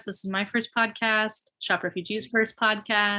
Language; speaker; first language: English; native; English